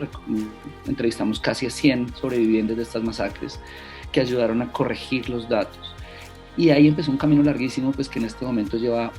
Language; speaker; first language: Spanish; native; Spanish